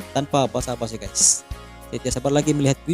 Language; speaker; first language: Malay; native; Malay